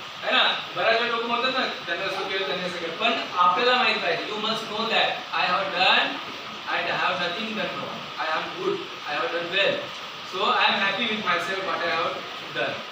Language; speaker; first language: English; non-native, local second language; Marathi